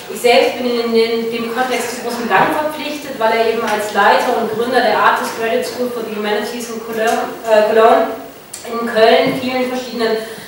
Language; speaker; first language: German; native; German